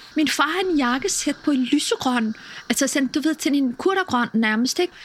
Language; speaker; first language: Danish; early bilingual, other home language; Kurdish